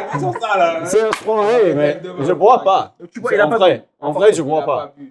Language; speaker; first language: French; non-native, learner; English